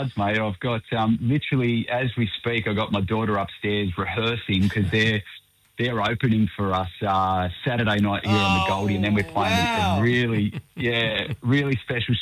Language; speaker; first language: English; native; English